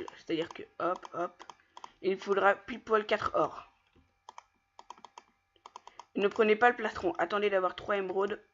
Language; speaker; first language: French; native; French